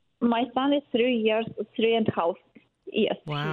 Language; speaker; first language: English; non-native, learner; Ukrainian